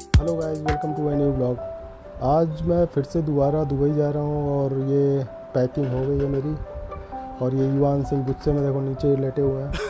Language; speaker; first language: Hindi; native; Hindi